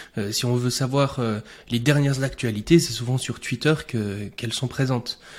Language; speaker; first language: French; native; French